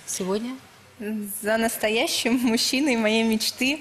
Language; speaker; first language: Russian; native; Russian